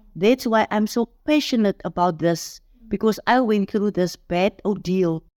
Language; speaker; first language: English; non-native, local second language; Afrikaans